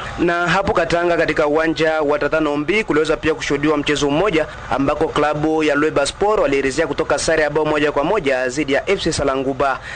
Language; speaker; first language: Swahili; non-native, local second language; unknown